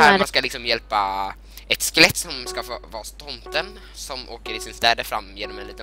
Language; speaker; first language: Swedish; native; Swedish